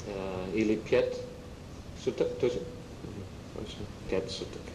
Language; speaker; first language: Russian; non-native, learner; English